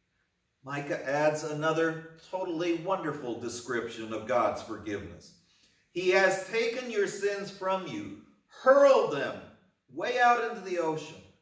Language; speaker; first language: English; native; English